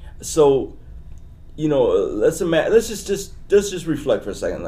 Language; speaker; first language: English; early bilingual, other home language; Spanish